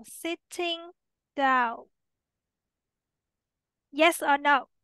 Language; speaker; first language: English; non-native, fluent; Vietnamese